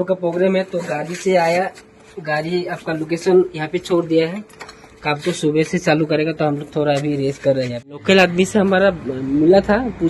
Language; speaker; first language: Hindi; non-native, local second language; Khasi